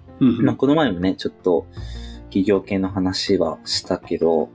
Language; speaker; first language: Japanese; native; Japanese